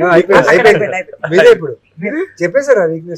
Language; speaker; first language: Telugu; native; Telugu